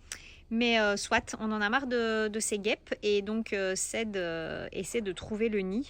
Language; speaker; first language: French; native; French